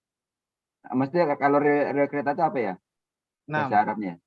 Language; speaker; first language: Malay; non-native, local second language; Indonesian